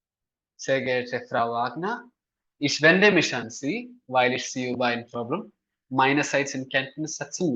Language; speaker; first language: German; non-native, fluent; Malayalam